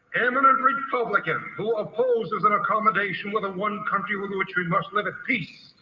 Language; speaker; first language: English; native; English